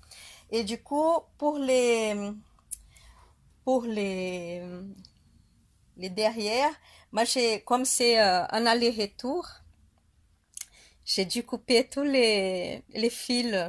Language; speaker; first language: French; non-native, fluent; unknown